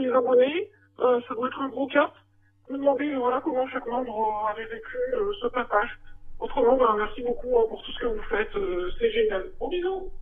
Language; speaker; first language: French; native; French